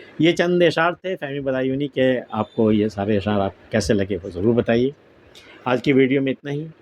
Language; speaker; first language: Urdu; native; Urdu